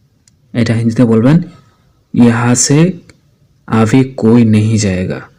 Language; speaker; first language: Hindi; non-native, fluent; Bangla